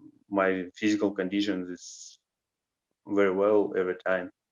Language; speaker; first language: English; non-native, learner; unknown